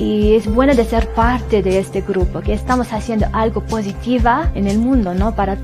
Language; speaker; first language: Spanish; native; Spanish